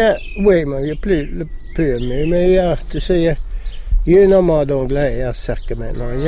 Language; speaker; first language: French; non-native, local second language; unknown